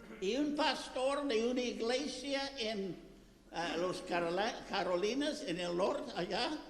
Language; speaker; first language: Spanish; non-native, fluent; English